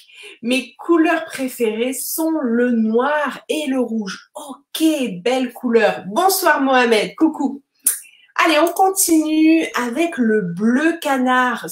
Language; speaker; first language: French; native; French